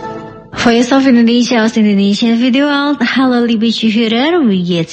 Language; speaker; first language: German; non-native, fluent; Indonesian